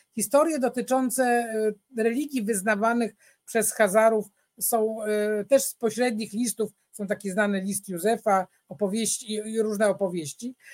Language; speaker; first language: Polish; native; Polish